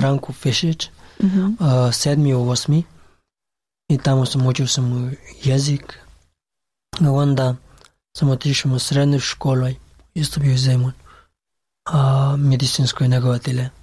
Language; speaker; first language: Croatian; non-native, learner; Pashto